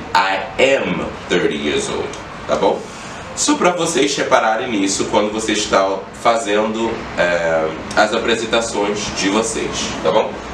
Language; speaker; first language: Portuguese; non-native, fluent; English